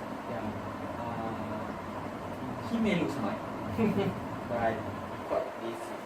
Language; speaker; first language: English; non-native, learner; Malay